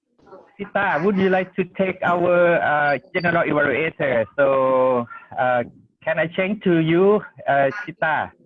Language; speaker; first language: English; non-native, learner; Thai